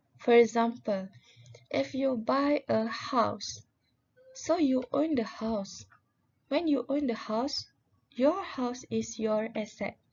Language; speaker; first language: English; non-native, local second language; Malay